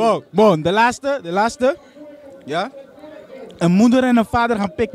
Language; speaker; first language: Dutch; native; Dutch